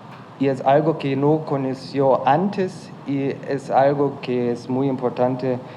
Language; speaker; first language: Spanish; non-native, fluent; German